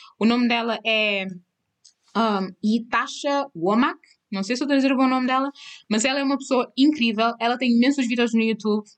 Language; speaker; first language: Portuguese; non-native, local second language; Kabuverdianu